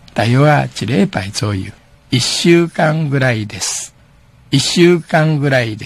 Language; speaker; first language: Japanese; non-native, fluent; Min Nan Chinese